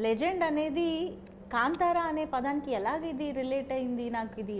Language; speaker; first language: Telugu; native; Telugu